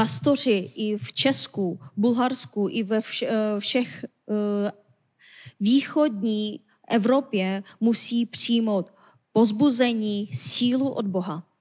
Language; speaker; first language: Czech; non-native, fluent; Korean